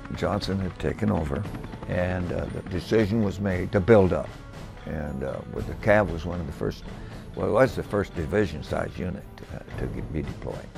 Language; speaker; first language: English; native; English